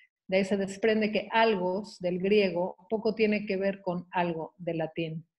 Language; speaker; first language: Spanish; early bilingual, heritage; Spanish